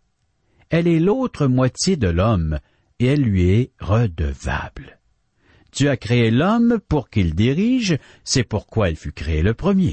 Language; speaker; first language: French; native; French